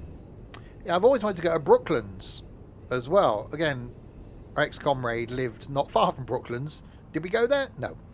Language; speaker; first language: English; native; English